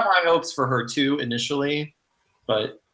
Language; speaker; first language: English; native; English